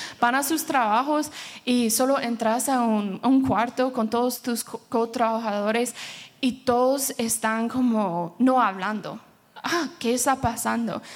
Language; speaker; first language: Spanish; early bilingual, heritage; Spanish